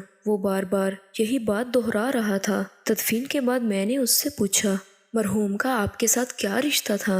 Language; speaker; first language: Urdu; native; Urdu